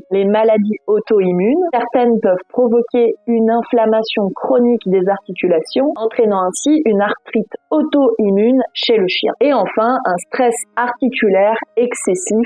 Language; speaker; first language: French; native; French